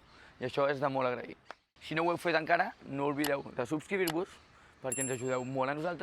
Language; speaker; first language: Catalan; native; Catalan